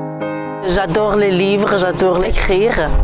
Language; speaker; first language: French; non-native, learner; Kurdish